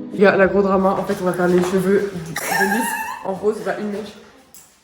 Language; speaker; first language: French; native; French